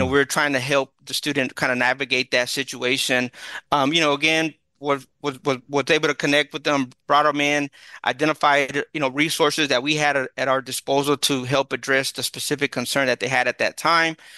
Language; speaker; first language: English; early bilingual, other home language; Spanish